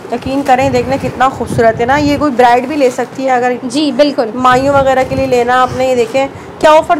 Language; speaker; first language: Urdu; native; Urdu